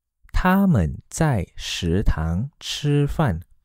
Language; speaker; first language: Chinese; non-native, fluent; Malay